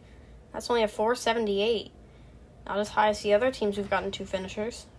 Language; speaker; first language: English; native; English